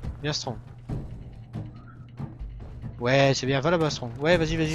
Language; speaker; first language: French; native; French